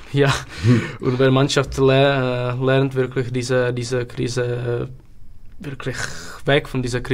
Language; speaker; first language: German; non-native, learner; Czech